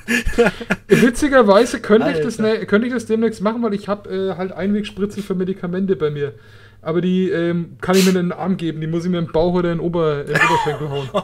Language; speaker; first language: German; native; German